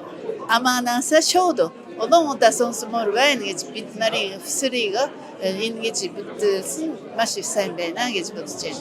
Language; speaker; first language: Mongolian; non-native, fluent; Korean